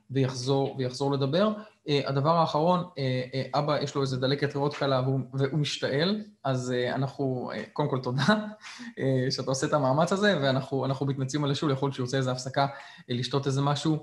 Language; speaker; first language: Hebrew; native; Hebrew